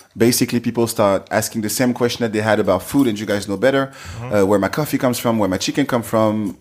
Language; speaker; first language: English; non-native, fluent; French